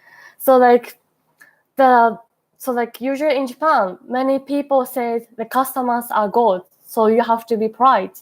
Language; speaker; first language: English; non-native, learner; Japanese